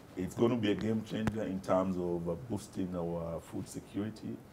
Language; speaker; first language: English; non-native, local second language; Luyia